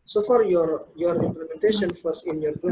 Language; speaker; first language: English; non-native, learner; Indonesian